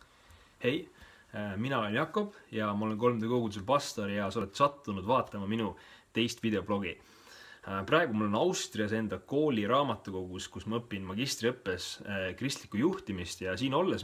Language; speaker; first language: Estonian; native; Estonian